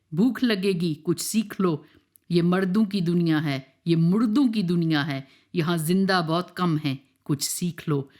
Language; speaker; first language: Urdu; non-native, local second language; Punjabi